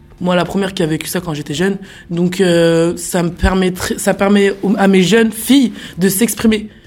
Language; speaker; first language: French; native; French